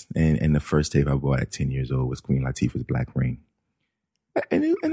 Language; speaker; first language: English; native; English